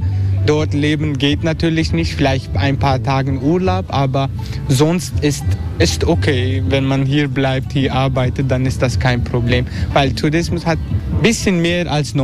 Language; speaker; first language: German; non-native, learner; Turkish